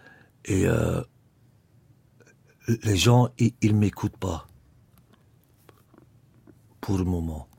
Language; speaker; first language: French; non-native, local second language; Dutch